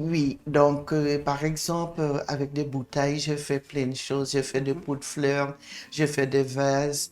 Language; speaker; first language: French; non-native, fluent; English